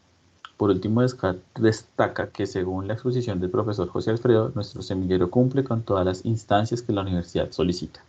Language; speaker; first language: Spanish; native; Spanish